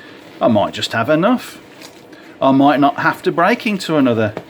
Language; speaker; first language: English; native; English